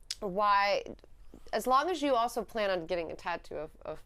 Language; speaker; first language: English; native; English